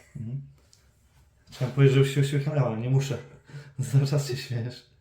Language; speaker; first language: Polish; native; Polish